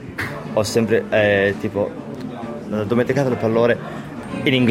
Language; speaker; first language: Italian; early bilingual, heritage; English